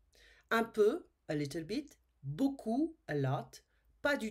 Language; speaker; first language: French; non-native, fluent; English